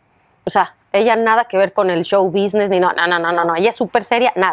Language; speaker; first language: Spanish; native; Spanish